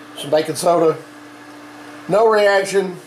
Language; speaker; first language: English; native; English